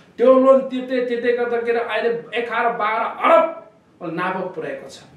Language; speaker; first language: Nepali; non-native, local second language; Eastern Tamang